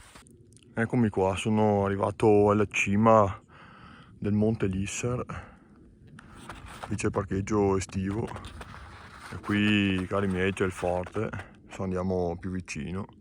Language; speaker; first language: Italian; native; Italian